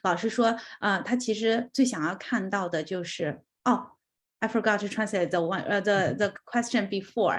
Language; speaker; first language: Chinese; native; Chinese